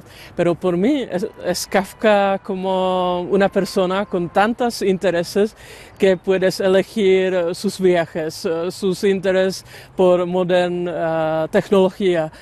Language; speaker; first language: Spanish; non-native, learner; Czech